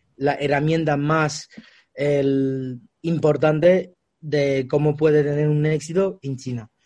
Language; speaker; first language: Spanish; non-native, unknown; Chinese